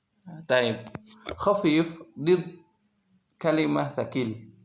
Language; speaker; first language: Arabic; non-native, fluent; Indonesian